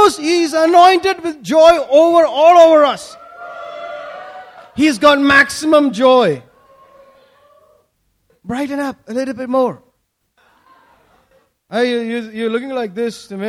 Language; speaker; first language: English; non-native, local second language; Malayalam